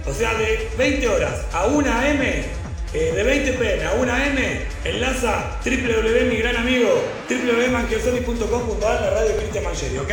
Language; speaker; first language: Spanish; native; Spanish